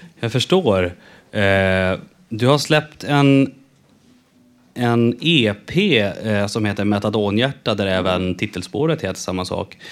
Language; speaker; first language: Swedish; native; Swedish